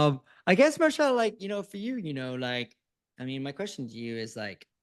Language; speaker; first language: English; native; English